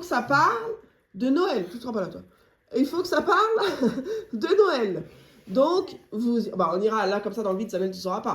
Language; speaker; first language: French; native; French